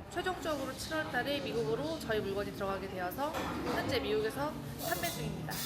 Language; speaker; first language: Korean; native; Korean